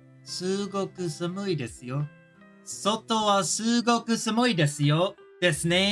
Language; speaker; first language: Japanese; non-native, learner; English